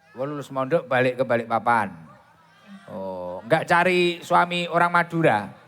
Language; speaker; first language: Indonesian; non-native, local second language; Javanese